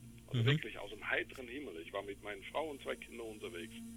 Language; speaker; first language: German; non-native, fluent; English